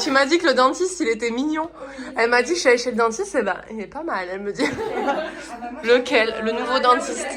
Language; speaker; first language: French; native; French